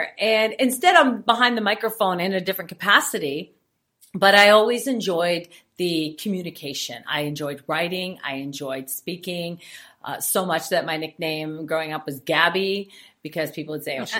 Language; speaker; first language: English; native; English